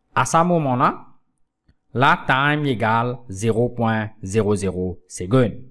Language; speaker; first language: French; non-native, local second language; Morisyen